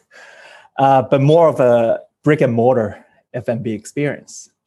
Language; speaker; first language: English; early bilingual, other home language; Chinese